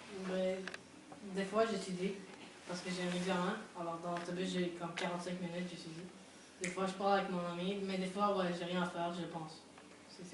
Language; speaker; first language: French; early bilingual, other home language; Arabic